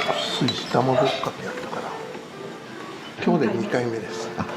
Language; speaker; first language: Japanese; native; Japanese